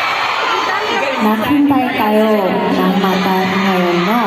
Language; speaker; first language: Filipino; non-native, learner; Korean